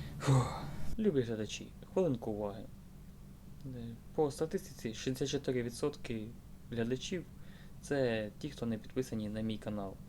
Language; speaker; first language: Ukrainian; non-native, local second language; Russian